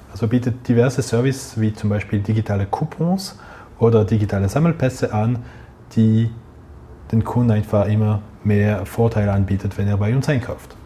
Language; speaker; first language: German; non-native, local second language; French